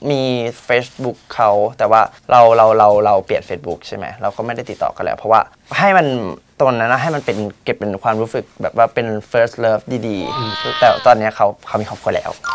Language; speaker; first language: Thai; native; Thai